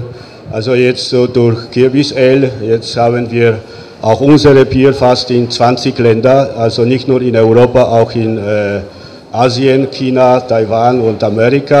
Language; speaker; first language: German; non-native, fluent; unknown